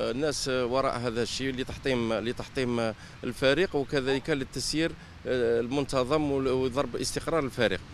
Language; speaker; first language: Arabic; native; Arabic